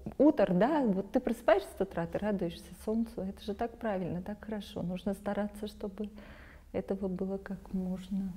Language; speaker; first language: Russian; non-native, local second language; Armenian